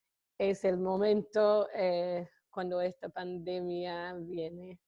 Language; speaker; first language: Spanish; non-native, fluent; English